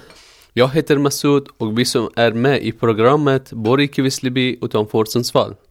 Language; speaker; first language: Swedish; non-native, fluent; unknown